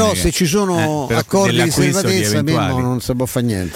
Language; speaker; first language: Italian; native; Italian